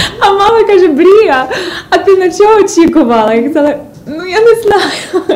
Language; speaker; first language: Ukrainian; early bilingual, other home language; English